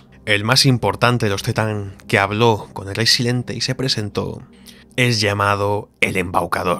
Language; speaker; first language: Spanish; native; Spanish